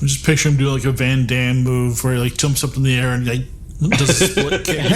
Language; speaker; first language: English; native; English